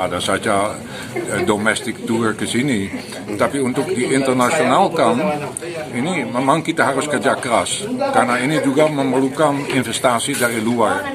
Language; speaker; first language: Indonesian; non-native, fluent; Dutch